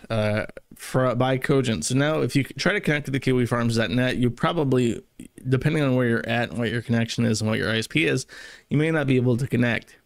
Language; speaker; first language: English; native; English